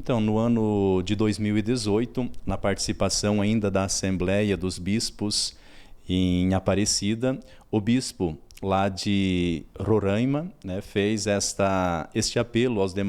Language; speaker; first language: Portuguese; native; Portuguese